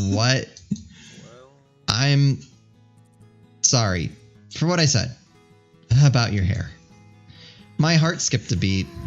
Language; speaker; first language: English; native; English